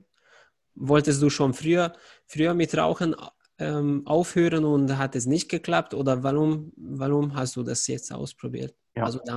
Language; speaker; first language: German; non-native, fluent; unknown